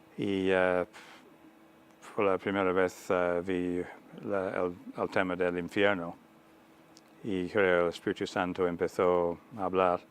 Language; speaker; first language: Spanish; non-native, fluent; English